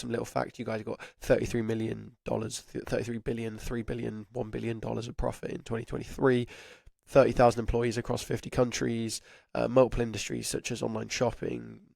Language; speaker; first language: English; native; English